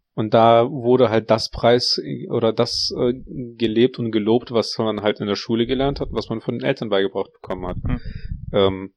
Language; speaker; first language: German; native; German